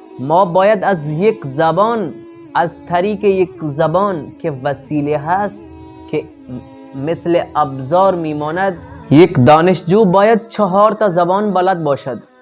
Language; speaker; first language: Persian; non-native, fluent; Urdu